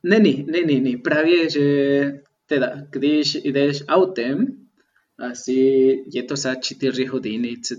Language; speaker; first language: Czech; non-native, fluent; Spanish